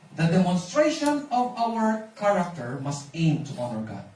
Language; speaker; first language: English; non-native, local second language; Filipino